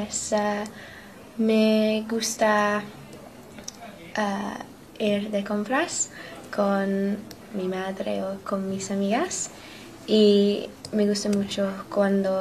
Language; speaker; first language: Spanish; non-native, learner; English